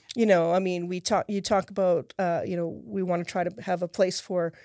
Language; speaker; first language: English; native; English